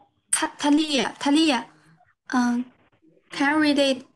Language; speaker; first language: English; non-native, learner; Chinese